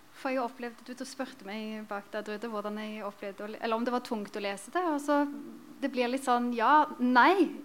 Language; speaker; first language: Norwegian; native; Norwegian